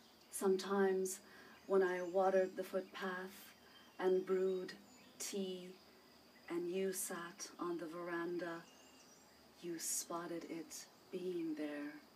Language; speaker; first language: English; early bilingual, other home language; Persian